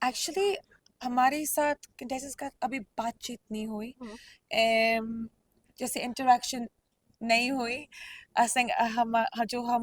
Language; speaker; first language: Hindi; non-native, learner; Punjabi